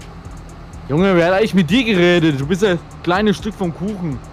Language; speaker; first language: German; native; German